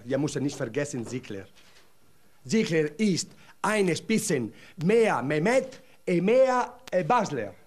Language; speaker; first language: German; non-native, learner; Italian